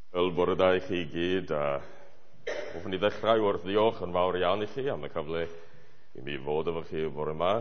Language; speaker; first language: Welsh; non-native, fluent; English